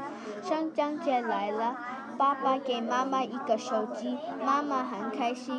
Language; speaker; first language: Chinese; non-native, learner; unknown